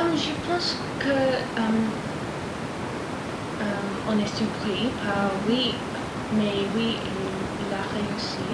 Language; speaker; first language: French; non-native, learner; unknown